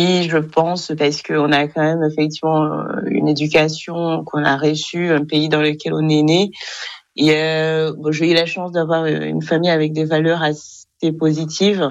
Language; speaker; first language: French; non-native, local second language; Kinyarwanda